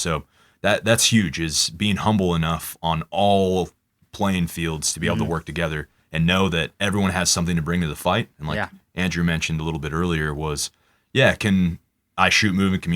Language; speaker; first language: English; native; English